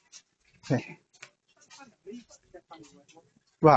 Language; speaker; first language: English; non-native, learner; Khmer